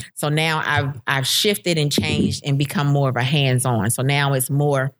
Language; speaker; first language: English; native; English